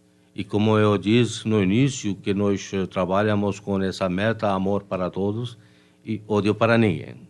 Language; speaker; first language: Portuguese; non-native, fluent; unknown